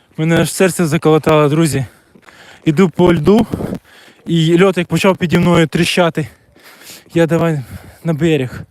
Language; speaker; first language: Ukrainian; non-native, local second language; Russian